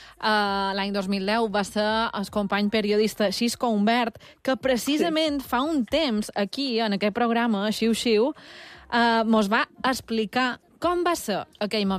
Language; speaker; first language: Catalan; native; Catalan